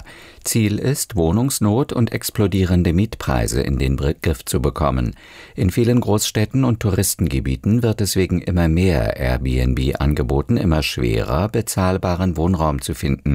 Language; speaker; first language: German; native; German